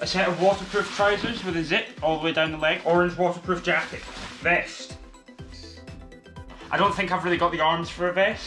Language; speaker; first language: English; native; English